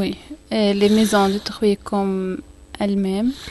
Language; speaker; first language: French; non-native, learner; Arabic